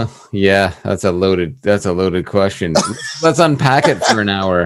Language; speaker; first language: English; native; English